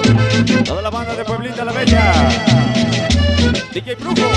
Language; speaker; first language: Spanish; native; Spanish